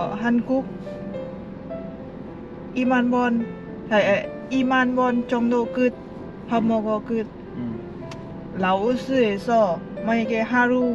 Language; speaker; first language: Korean; non-native, learner; Lao